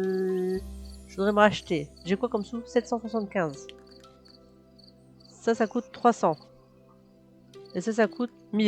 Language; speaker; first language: French; native; French